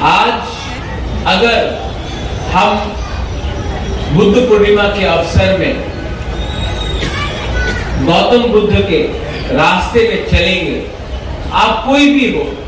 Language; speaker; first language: Hindi; non-native, local second language; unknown